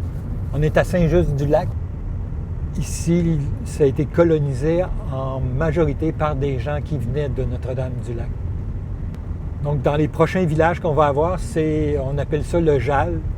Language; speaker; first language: French; native; French